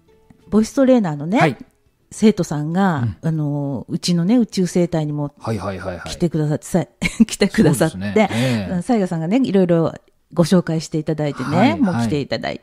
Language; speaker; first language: Japanese; native; Japanese